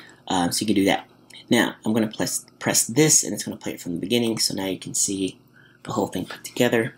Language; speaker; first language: English; native; English